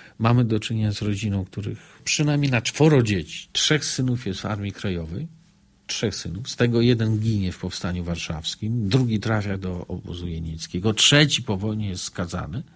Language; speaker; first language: Polish; native; Polish